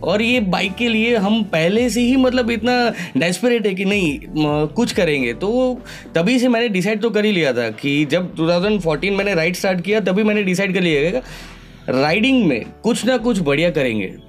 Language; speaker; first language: Hindi; non-native, local second language; Gujarati